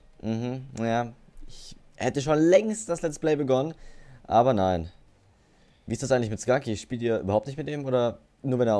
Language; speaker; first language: German; native; German